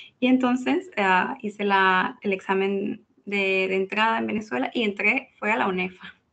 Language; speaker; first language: Spanish; native; Spanish